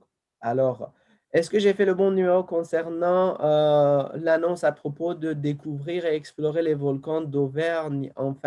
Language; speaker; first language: French; non-native, fluent; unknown